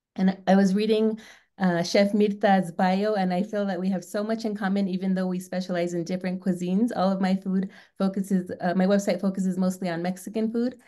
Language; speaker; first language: English; native; English